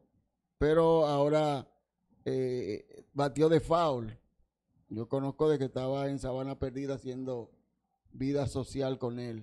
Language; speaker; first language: Spanish; native; Spanish